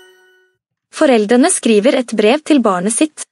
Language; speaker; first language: Norwegian; non-native, learner; Amharic